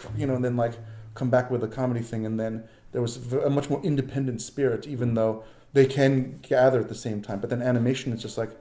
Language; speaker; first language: English; native; English